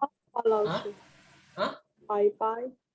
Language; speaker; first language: Chinese; non-native, learner; Indonesian